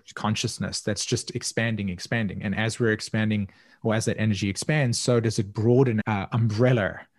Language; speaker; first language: English; native; English